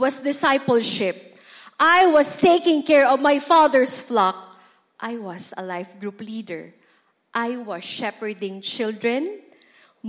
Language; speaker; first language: English; non-native, local second language; Bikol